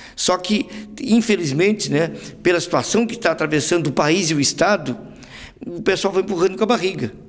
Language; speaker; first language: Portuguese; native; Portuguese